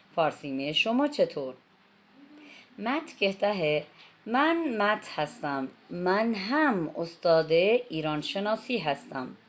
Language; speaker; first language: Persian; non-native, fluent; Urdu